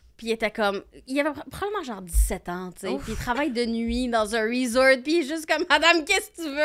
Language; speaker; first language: French; early bilingual, other home language; Arabic